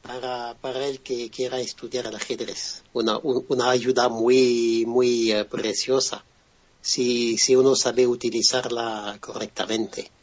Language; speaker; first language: Spanish; non-native, fluent; French